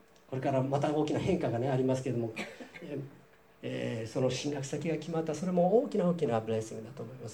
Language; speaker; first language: Japanese; native; Japanese